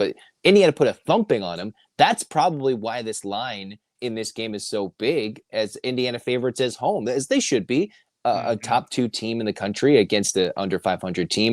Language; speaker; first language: English; native; English